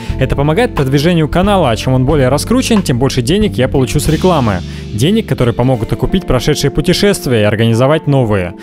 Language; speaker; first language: Russian; native; Russian